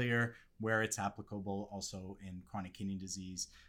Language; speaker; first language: English; non-native, fluent; French